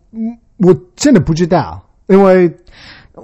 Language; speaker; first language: Chinese; early bilingual, heritage; Chinese